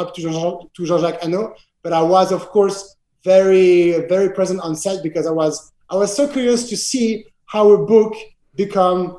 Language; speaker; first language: English; non-native, fluent; French